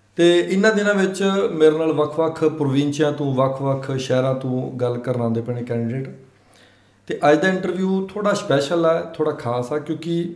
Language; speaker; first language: Punjabi; native; Punjabi